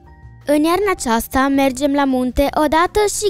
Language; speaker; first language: Romanian; early bilingual, heritage; Romanian